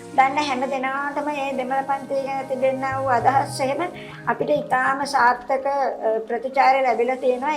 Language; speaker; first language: Sinhala; native; Sinhala